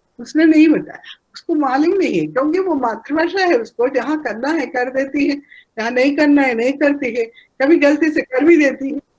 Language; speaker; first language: Hindi; non-native, local second language; Telugu